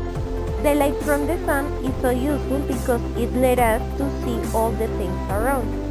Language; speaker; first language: English; non-native, fluent; Spanish